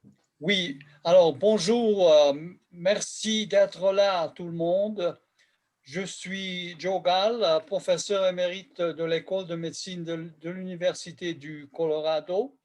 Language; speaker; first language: French; non-native, fluent; Hungarian